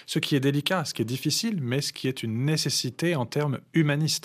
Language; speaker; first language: French; native; French